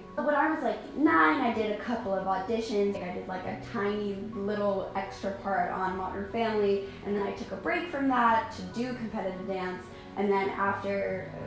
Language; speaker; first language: English; native; English